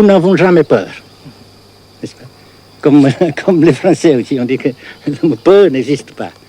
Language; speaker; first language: French; non-native, local second language; Vietnamese